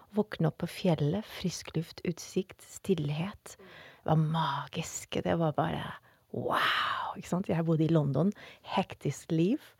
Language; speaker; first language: Norwegian; non-native, fluent; Dutch